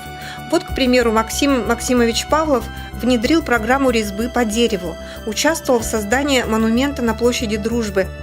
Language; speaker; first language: Russian; native; Russian